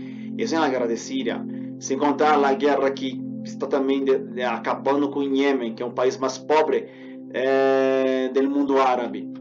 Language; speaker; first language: Portuguese; non-native, fluent; Spanish